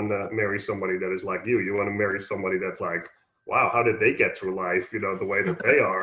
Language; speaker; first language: English; non-native, fluent; Dutch